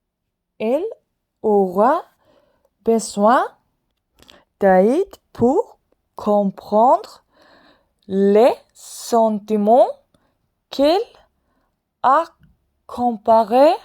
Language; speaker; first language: French; non-native, fluent; Swedish